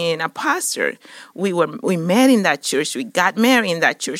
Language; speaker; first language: English; non-native, fluent; Spanish